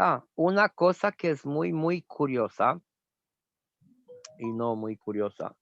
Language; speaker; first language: Spanish; non-native, fluent; Romanian